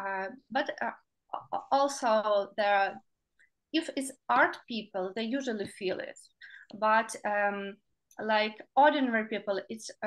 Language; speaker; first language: English; non-native, learner; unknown